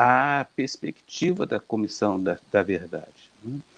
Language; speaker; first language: Portuguese; native; Portuguese